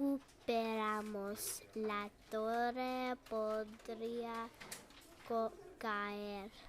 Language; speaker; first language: Spanish; non-native, learner; English